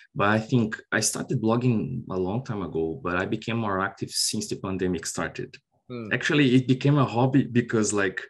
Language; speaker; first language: English; non-native, fluent; Portuguese